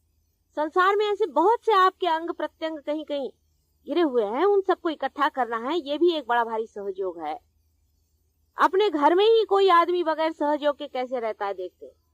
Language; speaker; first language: Hindi; non-native, local second language; Marathi